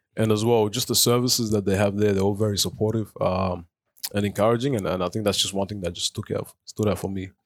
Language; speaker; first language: English; early bilingual, other home language; Arabic